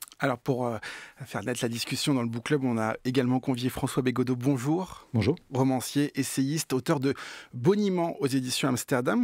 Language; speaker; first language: French; native; French